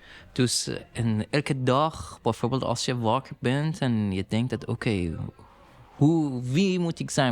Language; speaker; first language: Dutch; non-native, learner; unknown